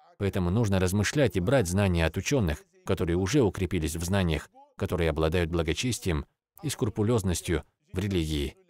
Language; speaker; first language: Russian; non-native, local second language; Avaric